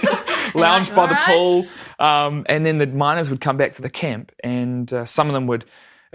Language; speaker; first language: English; native; English